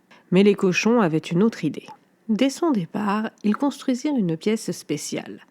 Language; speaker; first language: French; native; French